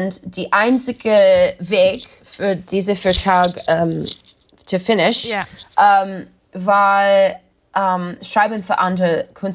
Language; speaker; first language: German; non-native, learner; English